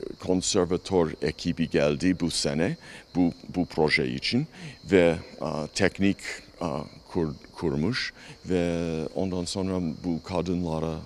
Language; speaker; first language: Turkish; non-native, fluent; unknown